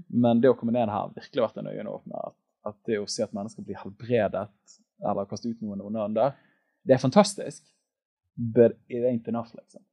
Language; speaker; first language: Norwegian; native; Norwegian